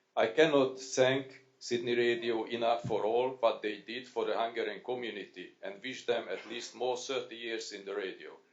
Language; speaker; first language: English; non-native, fluent; Hungarian